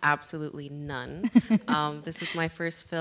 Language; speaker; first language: English; native; English